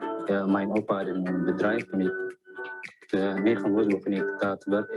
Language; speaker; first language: Dutch; non-native, learner; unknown